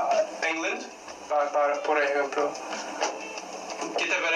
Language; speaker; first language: Spanish; non-native, learner; English